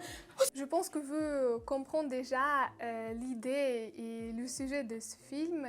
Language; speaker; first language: French; non-native, learner; Russian